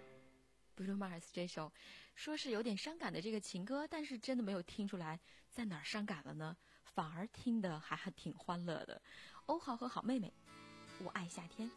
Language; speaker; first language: Chinese; native; Chinese